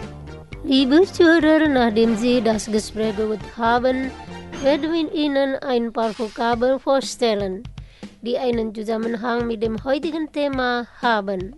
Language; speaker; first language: German; non-native, fluent; Indonesian